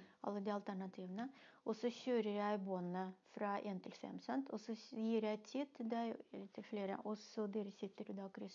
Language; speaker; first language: Norwegian; non-native, fluent; Russian